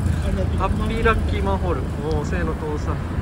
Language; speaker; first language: Japanese; native; Japanese